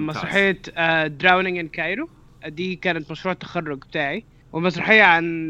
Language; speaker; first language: Arabic; native; Arabic